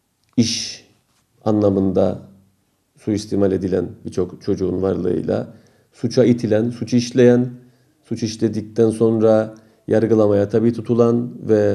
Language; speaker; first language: Turkish; native; Turkish